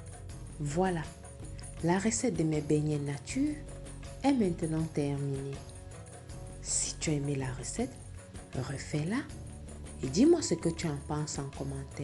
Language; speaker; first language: French; native; French